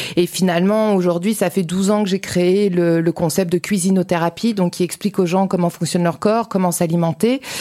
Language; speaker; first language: French; native; French